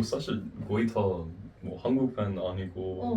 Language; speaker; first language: Korean; non-native, fluent; English